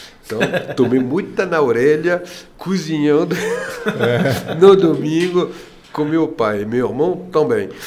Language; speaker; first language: Portuguese; non-native, fluent; French